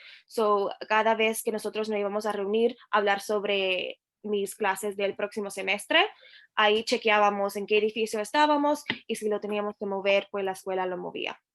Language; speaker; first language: Spanish; early bilingual, heritage; Spanish